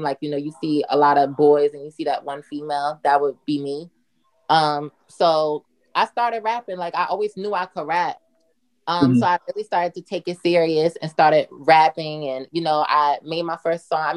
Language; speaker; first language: English; native; English